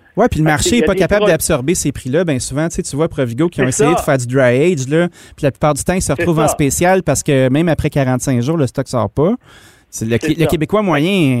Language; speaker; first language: French; native; French